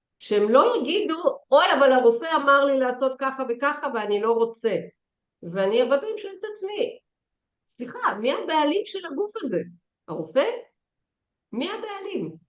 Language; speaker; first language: Hebrew; early bilingual, other home language; Russian